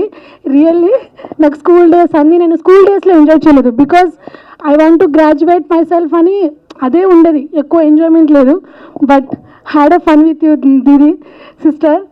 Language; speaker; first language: Telugu; native; Telugu